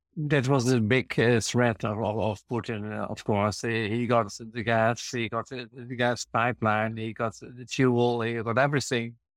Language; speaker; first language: English; non-native, fluent; Dutch